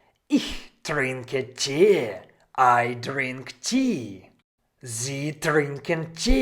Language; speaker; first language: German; non-native, fluent; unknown